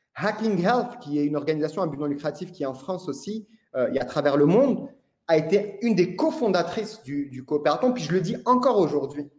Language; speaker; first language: French; non-native, local second language; Arabic